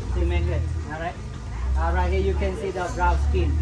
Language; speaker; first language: English; non-native, fluent; Vietnamese